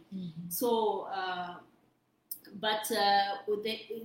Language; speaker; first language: English; non-native, local second language; Kikuyu